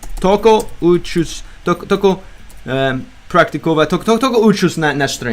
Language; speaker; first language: Russian; non-native, learner; English